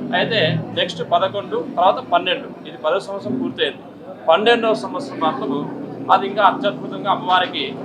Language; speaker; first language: Telugu; native; Telugu